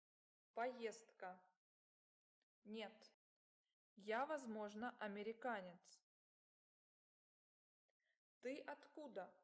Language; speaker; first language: Russian; non-native, learner; English